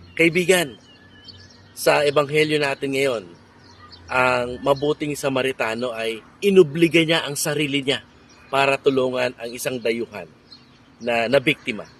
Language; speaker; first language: Filipino; native; Filipino